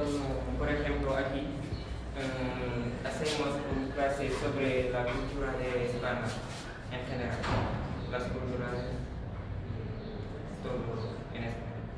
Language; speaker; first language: Spanish; non-native, learner; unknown